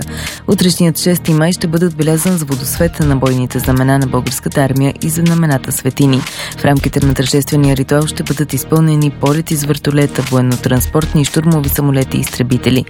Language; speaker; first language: Bulgarian; native; Bulgarian